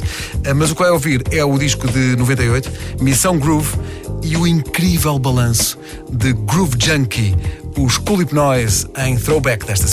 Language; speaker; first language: Portuguese; native; Portuguese